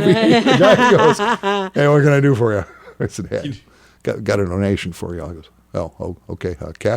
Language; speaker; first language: English; native; English